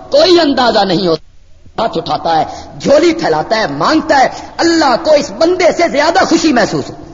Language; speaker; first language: Urdu; non-native, local second language; Punjabi